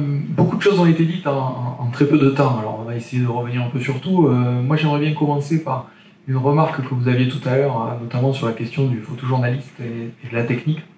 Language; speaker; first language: French; native; French